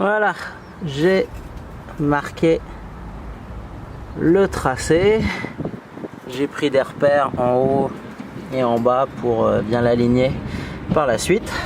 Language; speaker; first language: French; native; French